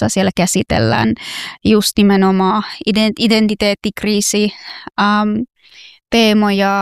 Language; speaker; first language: Finnish; non-native, fluent; Persian